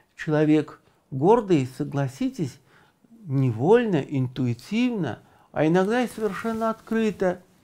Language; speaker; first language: Russian; native; Russian